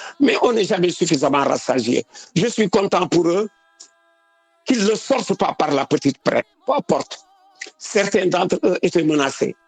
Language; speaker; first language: French; non-native, local second language; Wolof